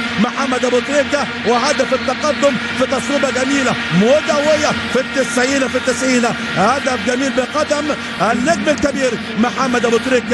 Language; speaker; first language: Arabic; native; Arabic